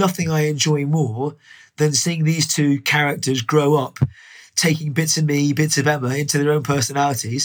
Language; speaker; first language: English; native; English